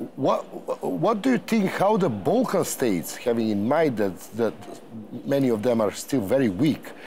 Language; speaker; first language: English; non-native, fluent; Macedonian